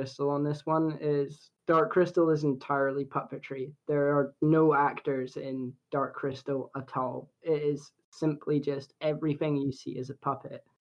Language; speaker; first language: English; native; English